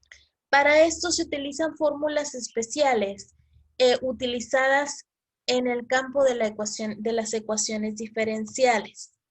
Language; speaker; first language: Spanish; native; Spanish